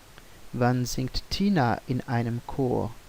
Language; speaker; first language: German; non-native, fluent; French